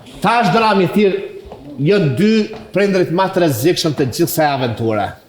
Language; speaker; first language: Albanian; native; Albanian